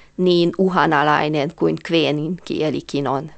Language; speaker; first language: Finnish; non-native, fluent; Hungarian